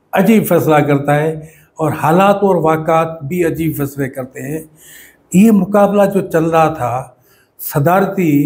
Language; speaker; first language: Urdu; non-native, local second language; Sindhi